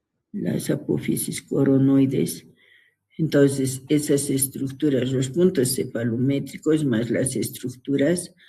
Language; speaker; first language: Spanish; native; Spanish